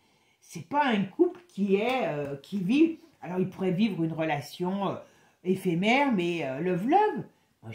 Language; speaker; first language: French; native; French